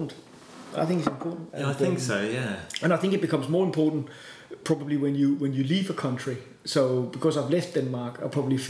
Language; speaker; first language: English; non-native, fluent; Danish